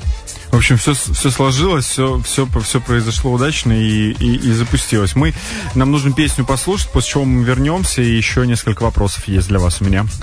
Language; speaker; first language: Russian; native; Russian